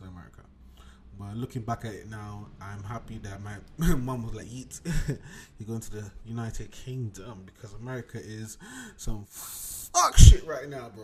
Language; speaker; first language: English; non-native, local second language; Yoruba